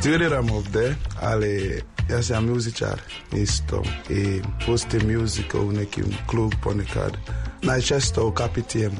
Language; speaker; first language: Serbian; non-native, learner; English